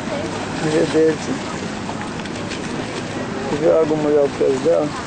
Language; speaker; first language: Portuguese; native; Portuguese